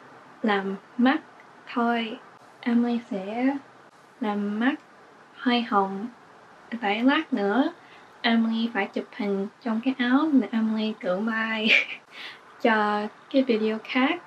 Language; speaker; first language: Vietnamese; early bilingual, heritage; English